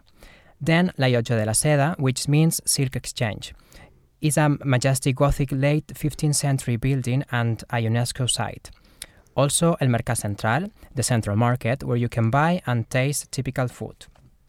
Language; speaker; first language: English; non-native, fluent; Spanish